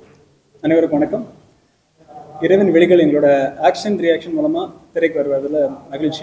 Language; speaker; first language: Tamil; native; Tamil